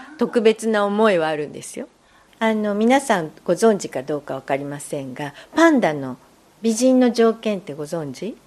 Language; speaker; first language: Japanese; native; Japanese